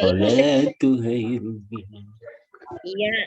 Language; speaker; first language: Indonesian; native; Indonesian